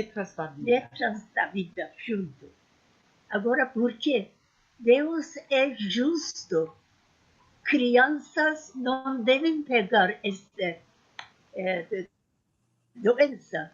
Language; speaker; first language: Portuguese; non-native, fluent; Persian